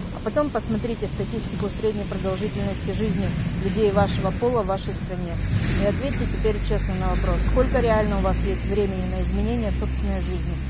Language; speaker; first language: Russian; native; Russian